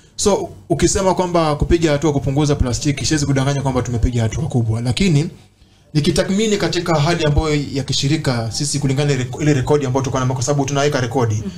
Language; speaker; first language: Swahili; non-native, local second language; Luo (Kenya and Tanzania)